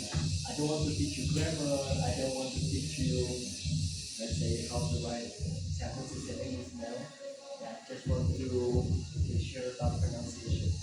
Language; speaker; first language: English; non-native, fluent; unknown